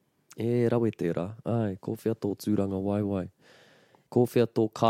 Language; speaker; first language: Māori; non-native, local second language; English